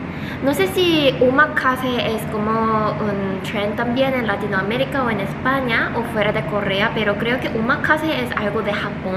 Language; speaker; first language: Spanish; non-native, fluent; Korean